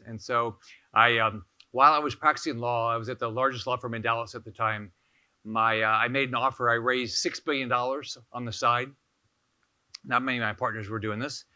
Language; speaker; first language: English; native; English